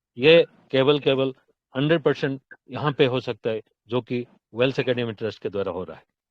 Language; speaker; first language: Hindi; non-native, local second language; Odia